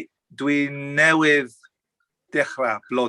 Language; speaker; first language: Welsh; non-native, learner; English